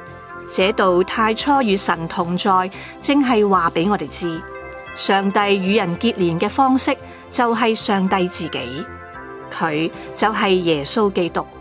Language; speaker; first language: Chinese; non-native, local second language; Cantonese